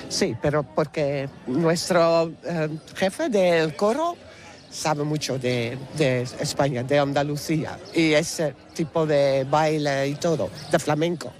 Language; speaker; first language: Spanish; non-native, learner; Dutch